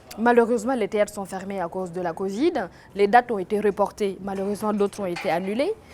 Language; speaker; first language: French; non-native, local second language; Mossi